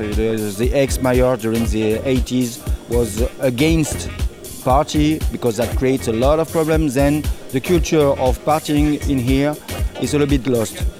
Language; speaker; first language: English; non-native, fluent; French